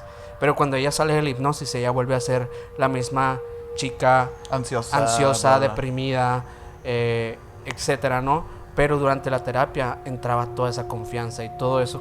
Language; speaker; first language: Spanish; native; Spanish